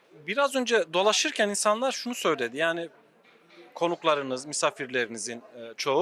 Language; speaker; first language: Turkish; native; Turkish